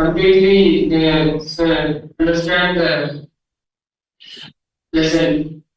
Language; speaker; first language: English; non-native, learner; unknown